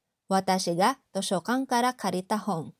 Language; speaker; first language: Japanese; non-native, fluent; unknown